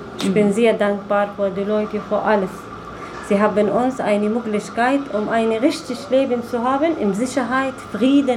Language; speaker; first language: German; non-native, learner; Arabic